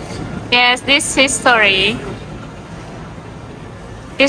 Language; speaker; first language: English; non-native, learner; Indonesian